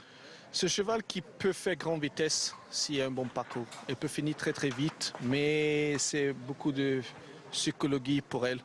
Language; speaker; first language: French; non-native, learner; Swedish